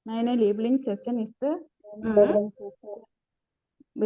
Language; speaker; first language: German; non-native, learner; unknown